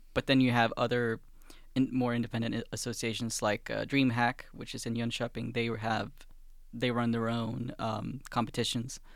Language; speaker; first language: English; early bilingual, other home language; Swedish